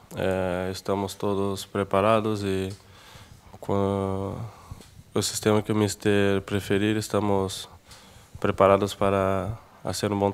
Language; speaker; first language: Spanish; non-native, fluent; Portuguese